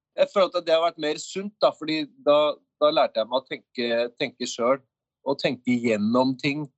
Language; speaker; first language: Norwegian; native; Norwegian